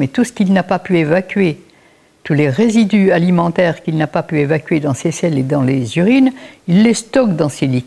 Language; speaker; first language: French; native; French